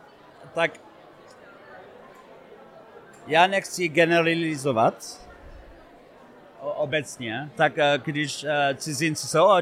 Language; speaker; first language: Czech; non-native, fluent; English